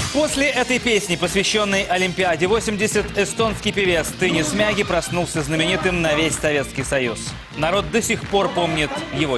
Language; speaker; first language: Russian; native; Russian